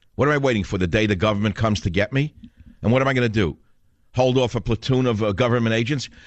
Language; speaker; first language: English; native; English